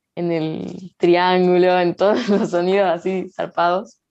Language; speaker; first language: Spanish; native; Spanish